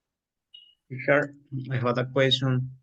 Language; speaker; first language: English; non-native, learner; Spanish